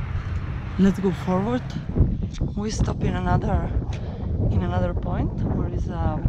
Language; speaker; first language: English; non-native, fluent; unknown